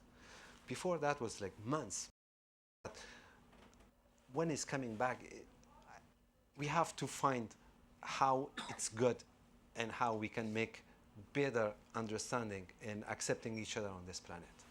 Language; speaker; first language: English; non-native, fluent; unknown